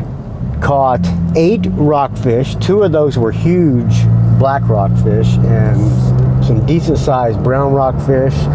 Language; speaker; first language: English; native; English